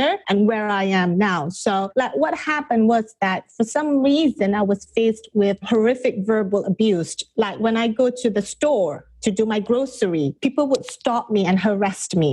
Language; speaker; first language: English; non-native, local second language; Malay